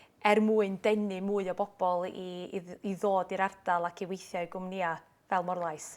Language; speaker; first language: Welsh; native; Welsh